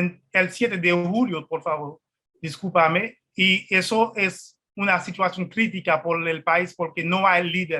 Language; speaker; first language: Spanish; non-native, fluent; Haitian Creole